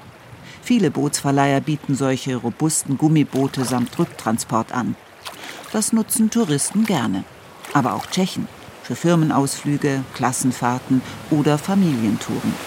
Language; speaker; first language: German; native; German